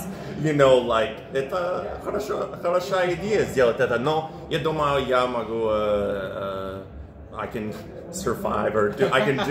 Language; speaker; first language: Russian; non-native, learner; English